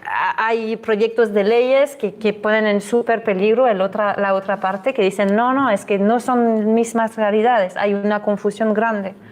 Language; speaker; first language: Spanish; non-native, fluent; French